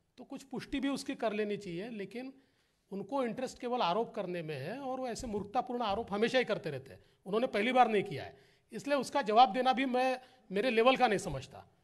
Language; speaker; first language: Hindi; non-native, local second language; Marathi